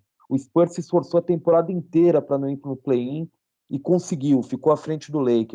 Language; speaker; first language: Portuguese; native; Portuguese